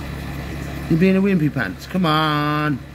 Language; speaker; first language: English; native; English